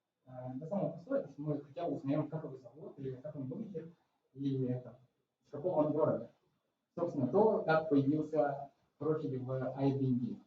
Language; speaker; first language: Russian; native; Russian